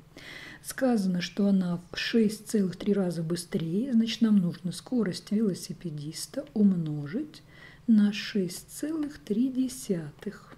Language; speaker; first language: Russian; native; Russian